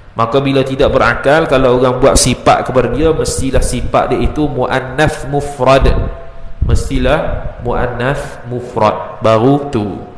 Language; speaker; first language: Malay; native; Malay